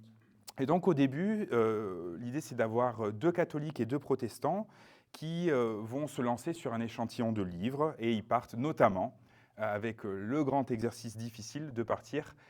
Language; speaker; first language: French; native; French